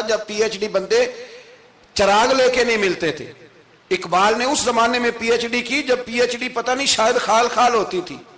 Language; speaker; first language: Urdu; non-native, local second language; Punjabi